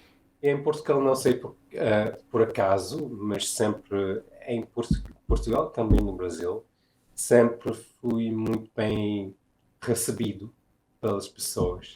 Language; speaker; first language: Portuguese; non-native, fluent; English